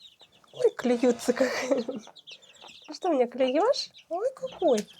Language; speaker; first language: Russian; native; Russian